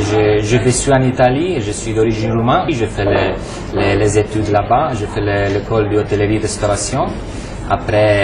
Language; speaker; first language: French; non-native, fluent; Romanian